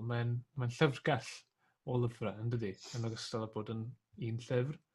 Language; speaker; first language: Welsh; native; Welsh